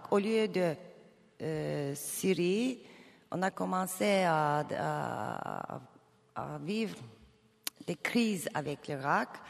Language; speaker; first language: French; non-native, fluent; Turkish